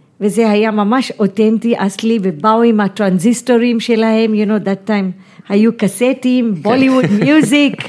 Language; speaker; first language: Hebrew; non-native, fluent; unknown